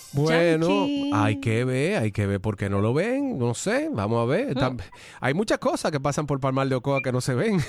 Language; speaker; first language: Spanish; native; Spanish